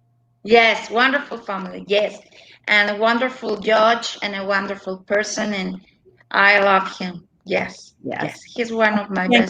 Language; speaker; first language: English; non-native, learner; Spanish